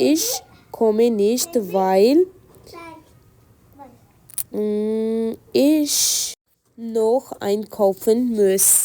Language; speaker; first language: German; non-native, fluent; Urdu